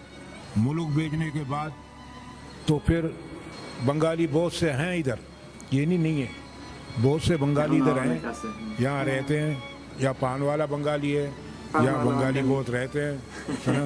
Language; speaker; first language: Hindi; non-native, local second language; Bangla